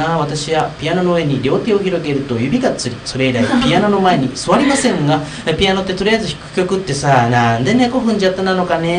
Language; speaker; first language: Japanese; native; Japanese